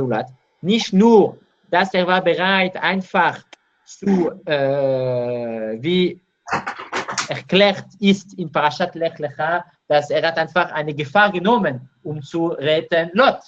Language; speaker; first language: German; non-native, learner; Hebrew